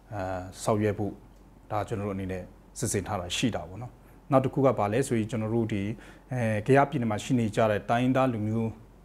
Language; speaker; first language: Burmese; non-native, local second language; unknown